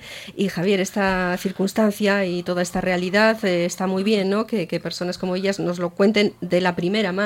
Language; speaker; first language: Spanish; native; Spanish